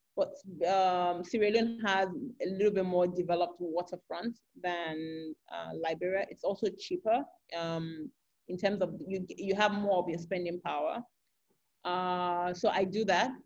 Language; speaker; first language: English; non-native, local second language; Yoruba